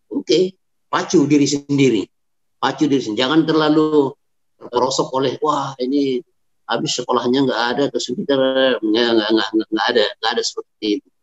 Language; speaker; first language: Indonesian; non-native, local second language; Batak Toba